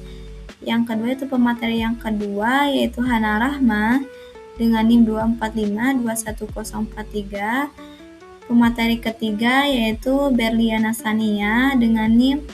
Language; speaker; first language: Indonesian; native; Indonesian